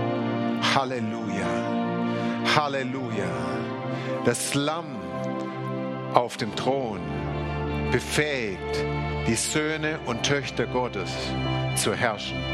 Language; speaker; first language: German; native; German